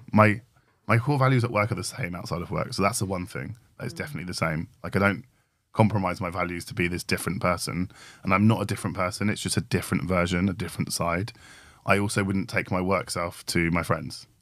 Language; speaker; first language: English; native; English